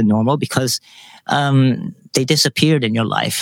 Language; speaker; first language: English; early bilingual, other home language; Vietnamese